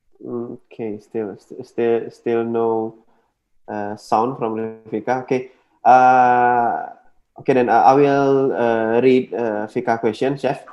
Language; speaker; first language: English; non-native, local second language; Indonesian